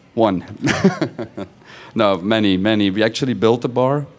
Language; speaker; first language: English; non-native, fluent; Dutch